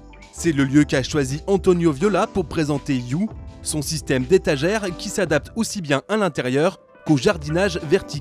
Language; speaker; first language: French; native; French